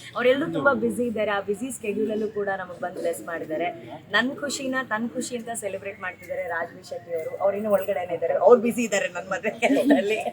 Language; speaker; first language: Kannada; non-native, local second language; Tulu